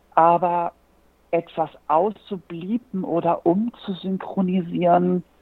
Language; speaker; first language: German; native; German